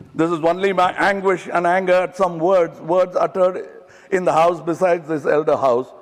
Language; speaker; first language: English; non-native, local second language; Tamil